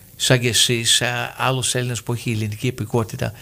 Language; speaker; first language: Greek; early bilingual, heritage; Greek